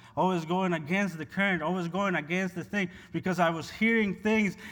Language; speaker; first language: English; non-native, fluent; Spanish